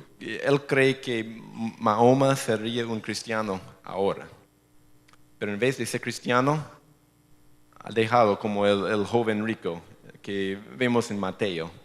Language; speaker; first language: Spanish; non-native, fluent; English